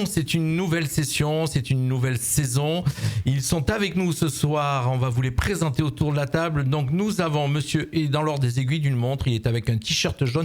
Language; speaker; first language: French; native; French